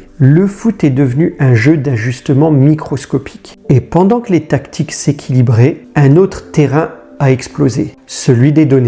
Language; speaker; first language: French; native; French